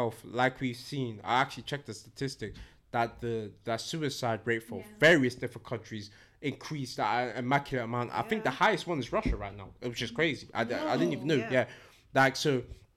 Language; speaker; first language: English; native; English